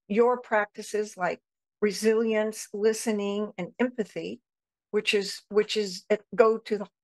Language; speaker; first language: English; native; English